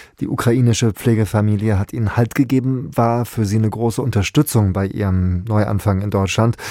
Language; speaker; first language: German; native; German